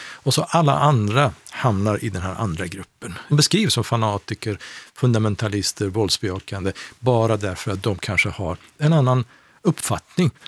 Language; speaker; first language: Swedish; non-native, fluent; Persian